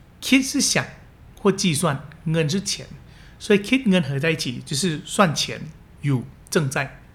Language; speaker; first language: Chinese; early bilingual, heritage; Chinese